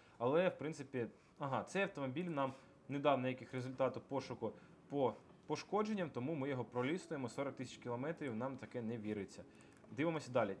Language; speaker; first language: Ukrainian; non-native, local second language; Russian